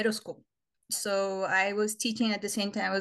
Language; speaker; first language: English; native; English